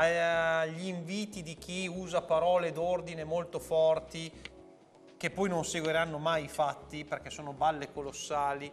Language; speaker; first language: Italian; native; Italian